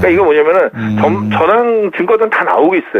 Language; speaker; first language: Korean; native; Korean